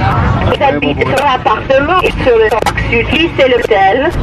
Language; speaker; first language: French; non-native, fluent; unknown